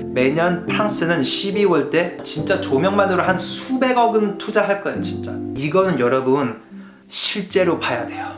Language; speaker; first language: Korean; non-native, fluent; French